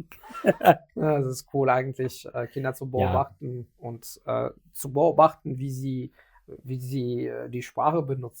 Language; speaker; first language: German; non-native, fluent; Italian